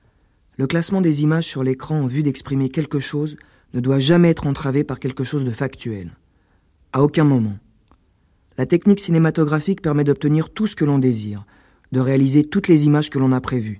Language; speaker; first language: French; native; French